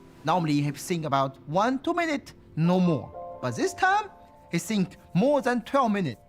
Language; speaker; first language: English; non-native, learner; Chinese